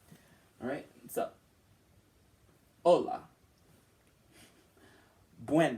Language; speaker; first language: Spanish; non-native, learner; English